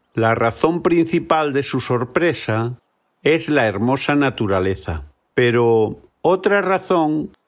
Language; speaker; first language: Spanish; native; Spanish